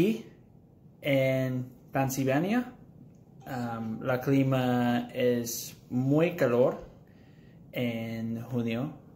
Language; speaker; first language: Spanish; non-native, learner; English